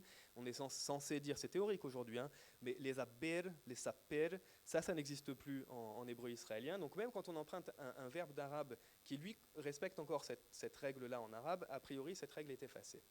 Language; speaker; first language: French; native; French